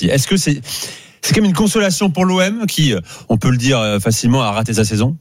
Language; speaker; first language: French; native; French